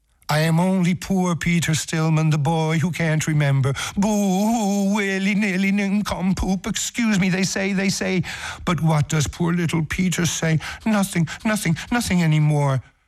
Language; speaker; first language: English; early bilingual, other home language; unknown